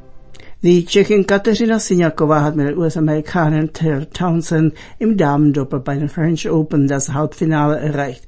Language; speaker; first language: German; native; German